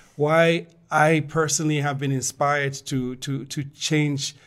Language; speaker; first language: English; non-native, local second language; Bemba